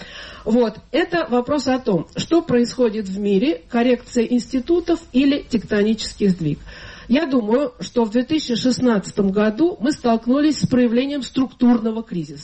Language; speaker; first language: Russian; native; Russian